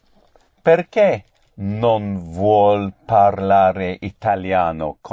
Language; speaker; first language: Italian; non-native, learner; English